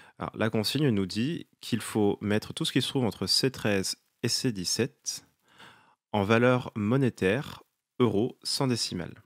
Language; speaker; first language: French; native; French